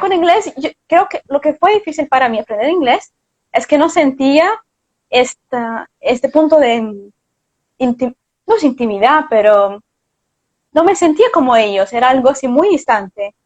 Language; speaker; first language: Spanish; non-native, fluent; Portuguese